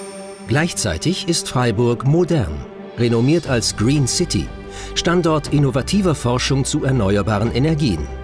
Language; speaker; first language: German; native; German